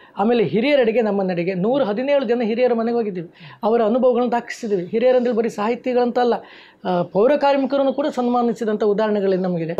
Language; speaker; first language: Kannada; native; Kannada